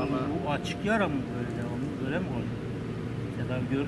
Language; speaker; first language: Turkish; native; Turkish